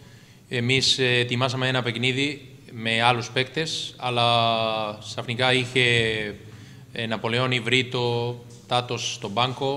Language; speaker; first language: Greek; non-native, learner; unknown